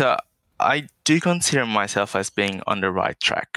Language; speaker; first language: English; non-native, fluent; Italian